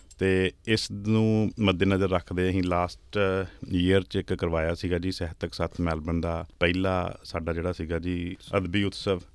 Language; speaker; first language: Punjabi; native; Punjabi